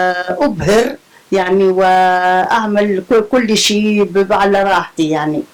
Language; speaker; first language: Arabic; native; Arabic